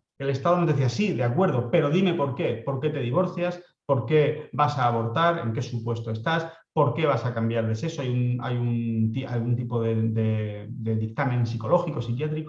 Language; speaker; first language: Spanish; native; Spanish